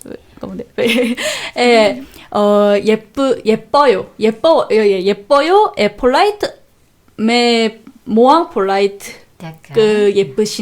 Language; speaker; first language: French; non-native, learner; Korean